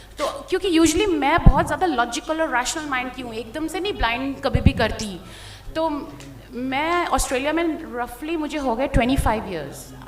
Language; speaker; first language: Hindi; native; Hindi